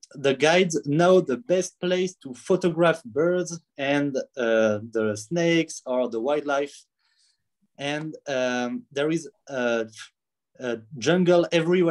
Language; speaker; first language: English; non-native, learner; French